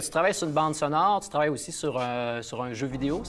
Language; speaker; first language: French; native; French